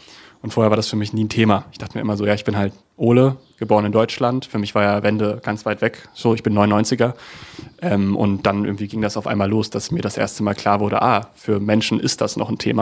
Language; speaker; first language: German; native; German